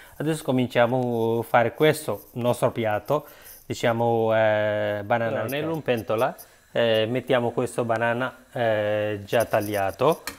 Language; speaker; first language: Italian; non-native, learner; Sinhala